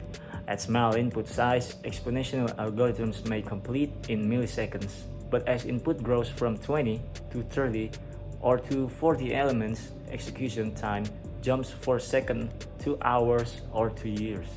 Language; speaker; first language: English; non-native, learner; Indonesian